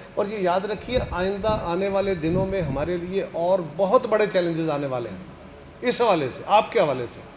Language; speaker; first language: Urdu; non-native, local second language; Punjabi